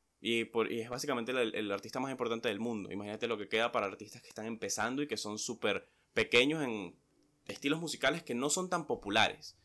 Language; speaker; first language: Spanish; native; Spanish